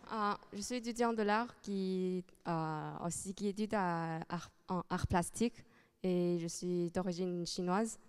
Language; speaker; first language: French; non-native, fluent; Chinese